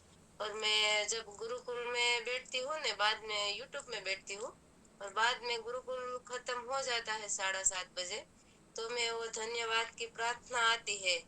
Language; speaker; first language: Hindi; non-native, local second language; Gujarati